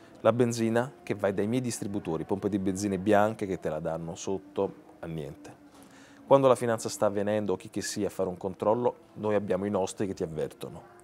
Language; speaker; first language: Italian; native; Italian